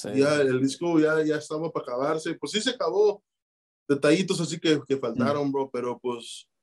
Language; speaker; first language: Spanish; early bilingual, heritage; Spanish